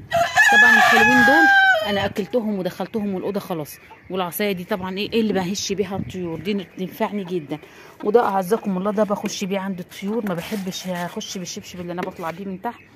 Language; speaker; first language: Arabic; native; Arabic